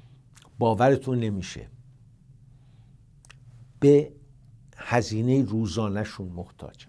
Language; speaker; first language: Persian; native; Persian